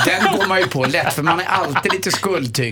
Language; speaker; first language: Swedish; native; Swedish